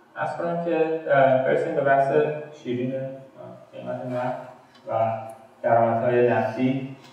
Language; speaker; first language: Persian; native; Persian